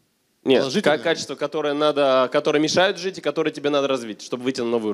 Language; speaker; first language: Russian; native; Russian